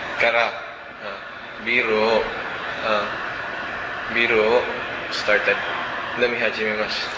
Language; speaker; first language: Japanese; non-native, learner; Cebuano